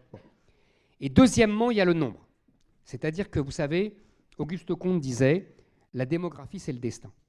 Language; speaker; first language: French; native; French